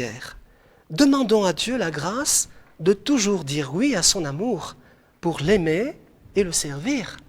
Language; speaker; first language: French; non-native, local second language; Arabic